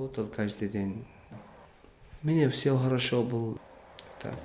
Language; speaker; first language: Russian; non-native, learner; Uzbek